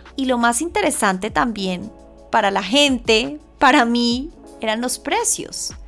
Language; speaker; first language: Spanish; native; Spanish